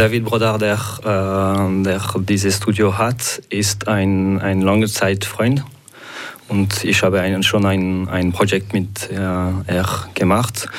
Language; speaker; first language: German; non-native, local second language; French